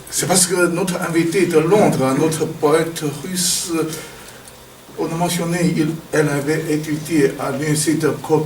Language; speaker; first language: French; non-native, learner; Chinese